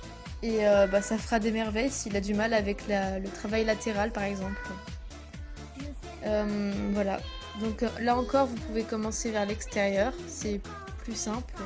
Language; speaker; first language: French; native; French